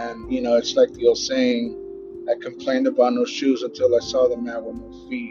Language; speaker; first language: English; native; English